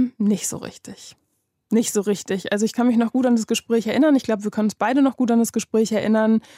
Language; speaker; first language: German; native; German